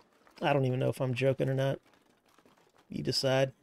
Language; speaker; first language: English; native; English